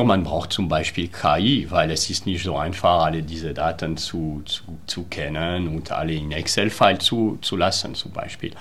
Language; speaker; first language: German; non-native, local second language; French